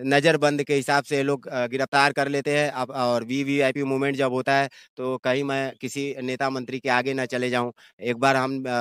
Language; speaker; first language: Hindi; native; Hindi